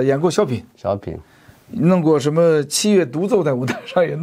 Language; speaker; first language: Chinese; native; Chinese